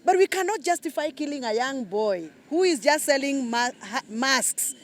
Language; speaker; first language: English; non-native, local second language; Swahili